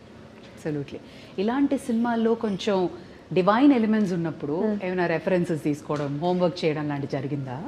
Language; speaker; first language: Telugu; native; Telugu